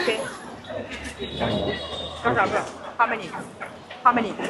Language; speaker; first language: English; non-native, learner; Chinese